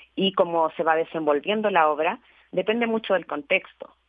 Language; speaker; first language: Spanish; native; Spanish